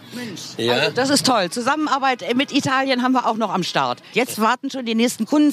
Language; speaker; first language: German; native; German